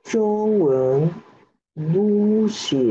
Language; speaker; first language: Chinese; non-native, learner; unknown